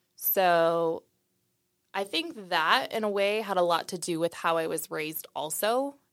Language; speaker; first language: English; native; English